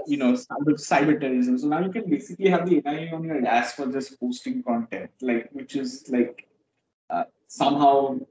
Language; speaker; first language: English; non-native, local second language; Bangla